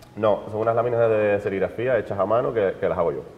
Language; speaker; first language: Spanish; native; Spanish